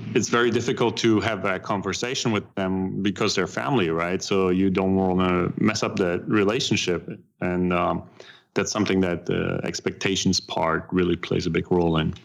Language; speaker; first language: English; non-native, fluent; German